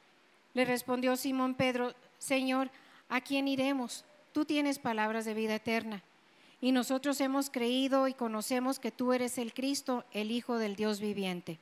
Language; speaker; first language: Spanish; native; Spanish